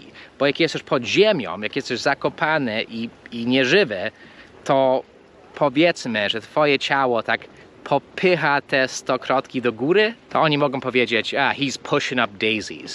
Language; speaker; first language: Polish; non-native, fluent; English